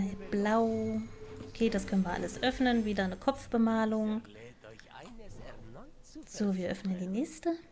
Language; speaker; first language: German; native; German